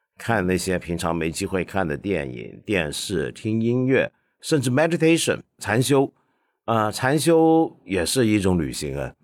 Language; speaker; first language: Chinese; non-native, local second language; Cantonese